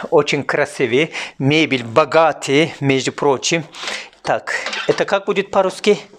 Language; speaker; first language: Russian; non-native, learner; Turkish